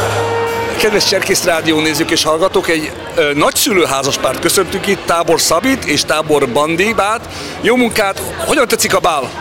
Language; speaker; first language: Hungarian; early bilingual, heritage; Hungarian